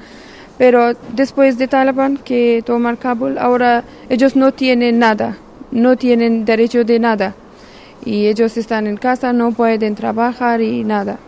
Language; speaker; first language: Spanish; non-native, learner; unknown